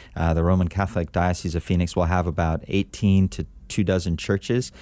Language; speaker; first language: English; native; English